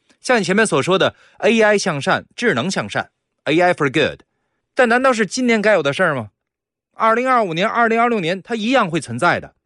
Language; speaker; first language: Chinese; native; Chinese